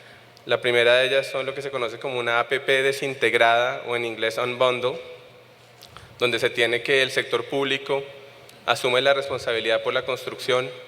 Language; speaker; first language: Spanish; native; Spanish